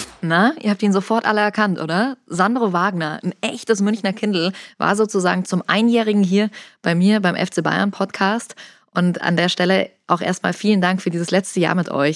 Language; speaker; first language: German; native; German